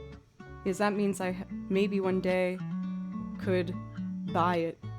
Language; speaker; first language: English; native; English